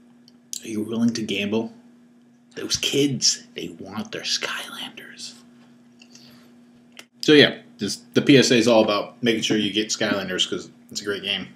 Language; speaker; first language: English; native; English